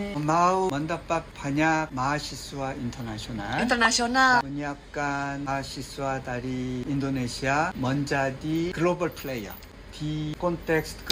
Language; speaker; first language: Indonesian; non-native, learner; Korean